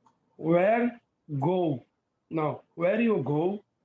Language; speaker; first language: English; non-native, learner; Portuguese